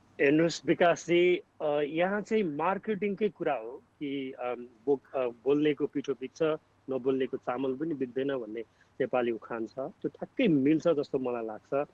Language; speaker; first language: Nepali; native; Nepali